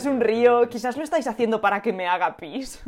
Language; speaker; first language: Spanish; native; Spanish